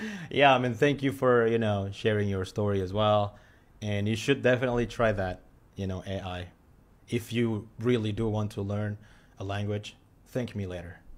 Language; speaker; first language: English; non-native, fluent; Indonesian